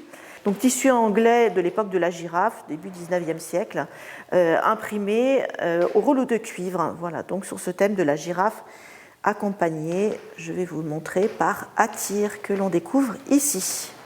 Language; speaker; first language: French; native; French